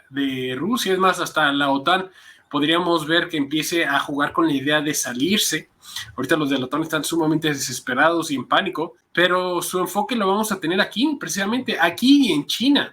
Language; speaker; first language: Spanish; native; Spanish